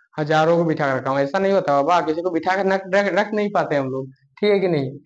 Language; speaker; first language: Hindi; non-native, local second language; Bangla